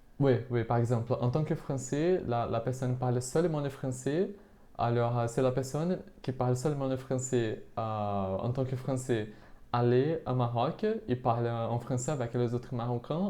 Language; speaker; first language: French; non-native, fluent; Portuguese